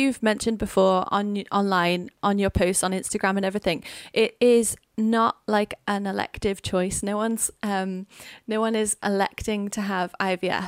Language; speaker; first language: English; native; English